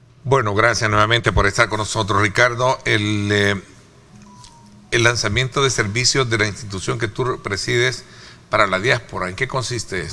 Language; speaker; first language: Spanish; native; Spanish